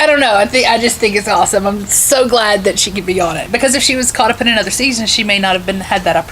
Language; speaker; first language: English; native; English